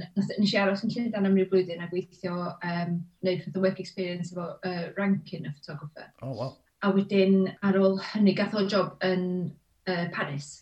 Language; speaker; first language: Welsh; native; Welsh